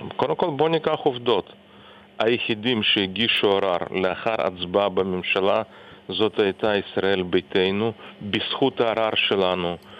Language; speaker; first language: Hebrew; non-native, fluent; Russian